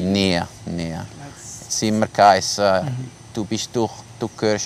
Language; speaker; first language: German; non-native, local second language; Italian